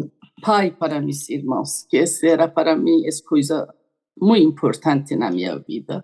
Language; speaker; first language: Portuguese; non-native, learner; Persian